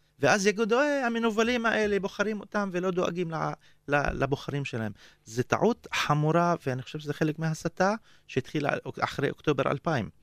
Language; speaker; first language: Hebrew; non-native, local second language; Arabic